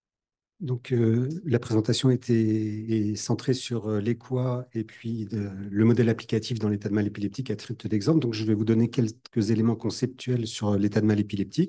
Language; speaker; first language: French; native; French